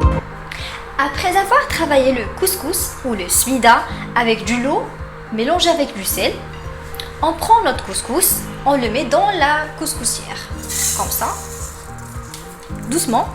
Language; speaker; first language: French; non-native, local second language; Arabic